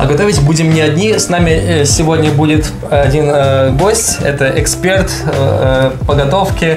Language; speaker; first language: Russian; native; Russian